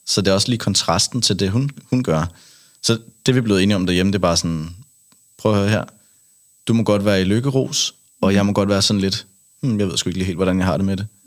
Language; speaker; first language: Danish; native; Danish